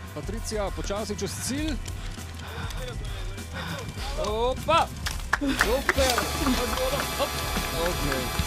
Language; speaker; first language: Slovenian; native; Slovenian